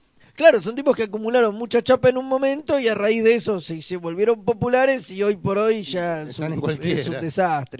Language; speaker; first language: Spanish; native; Spanish